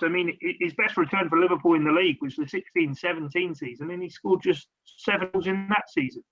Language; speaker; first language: English; native; English